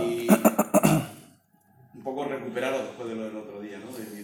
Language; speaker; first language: Spanish; native; Spanish